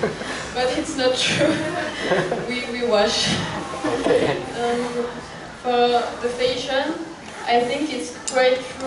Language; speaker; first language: English; non-native, fluent; French